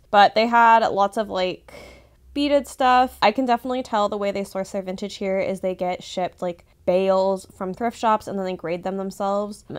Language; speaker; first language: English; native; English